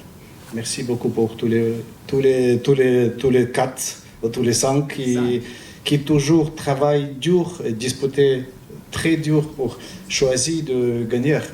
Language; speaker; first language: French; non-native, learner; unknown